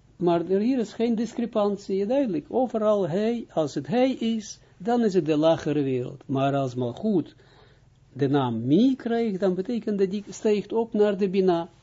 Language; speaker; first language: Dutch; non-native, fluent; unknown